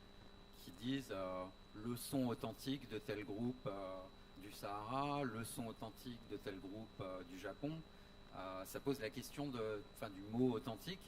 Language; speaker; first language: French; native; French